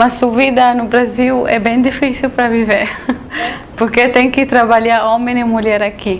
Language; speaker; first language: Portuguese; non-native, learner; Arabic